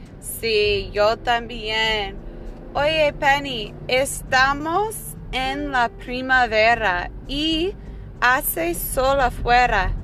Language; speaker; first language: Spanish; non-native, fluent; English